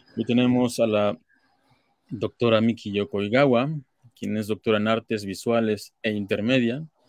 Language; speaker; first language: Spanish; native; Spanish